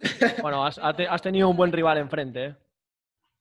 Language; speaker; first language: Spanish; native; Spanish